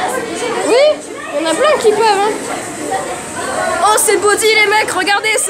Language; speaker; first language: French; native; French